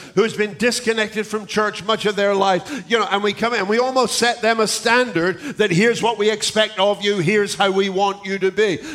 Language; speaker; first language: English; native; English